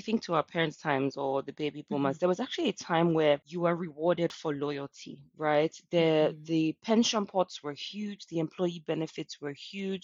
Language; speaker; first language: English; non-native, local second language; Yoruba